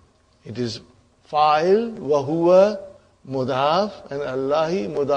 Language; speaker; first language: Arabic; non-native, fluent; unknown